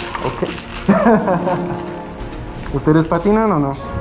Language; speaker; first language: Spanish; non-native, learner; English